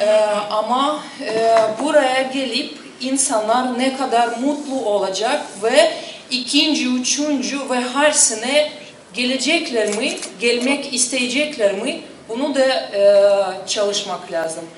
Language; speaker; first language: Turkish; non-native, learner; Russian